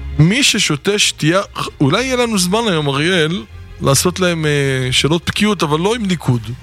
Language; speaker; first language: Hebrew; native; Hebrew